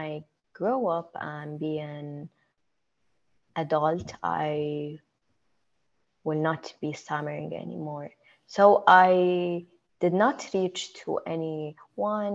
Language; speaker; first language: English; non-native, fluent; Arabic